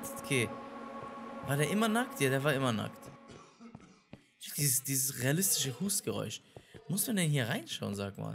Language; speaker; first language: German; native; German